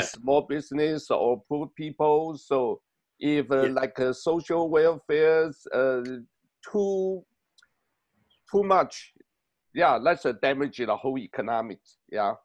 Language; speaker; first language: English; non-native, learner; Chinese